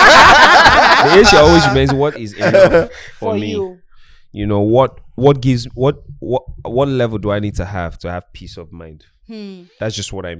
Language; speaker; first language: English; non-native, local second language; Igbo